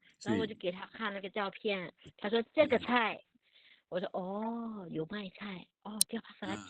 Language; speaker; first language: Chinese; non-native, learner; Lao